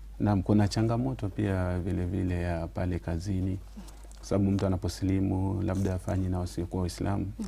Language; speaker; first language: Swahili; non-native, local second language; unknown